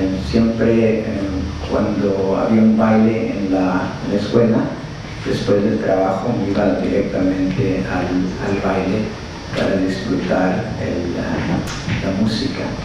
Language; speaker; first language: Spanish; early bilingual, heritage; Spanish